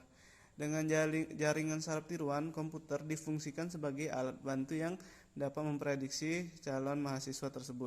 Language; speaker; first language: Indonesian; native; Indonesian